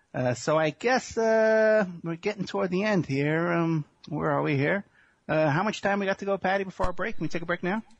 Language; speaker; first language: English; native; English